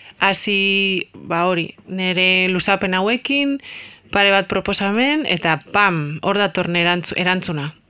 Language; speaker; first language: Basque; native; Basque